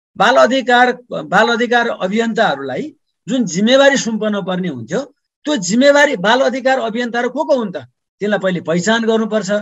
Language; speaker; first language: Nepali; native; Nepali